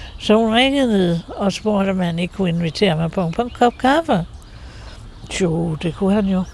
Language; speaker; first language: Danish; native; Danish